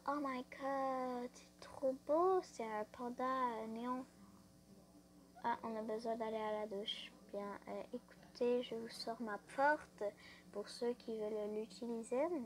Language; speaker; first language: French; native; French